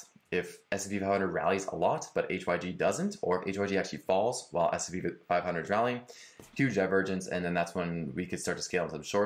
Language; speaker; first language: English; native; English